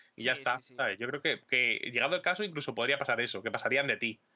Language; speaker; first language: Spanish; native; Spanish